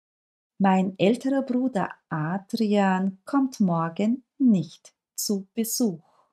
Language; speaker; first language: German; non-native, fluent; Turkish